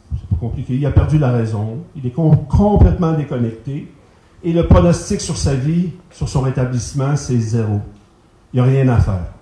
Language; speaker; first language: French; native; French